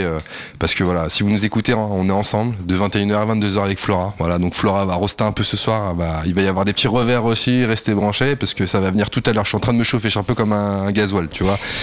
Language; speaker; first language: French; native; French